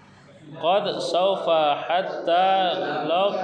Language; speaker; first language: Arabic; non-native, fluent; Indonesian